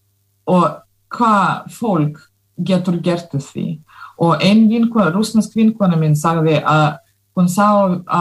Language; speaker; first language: Icelandic; non-native, fluent; Russian